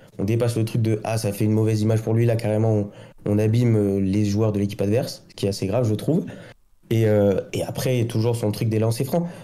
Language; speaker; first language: French; native; French